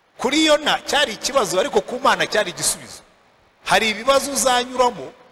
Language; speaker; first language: Kinyarwanda; native; Kinyarwanda